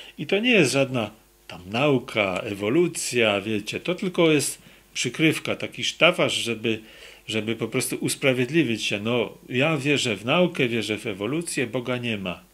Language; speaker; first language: Polish; native; Polish